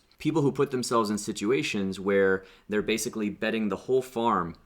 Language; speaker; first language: English; native; English